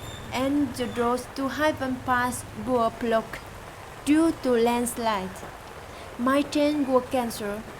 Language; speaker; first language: English; non-native, learner; Vietnamese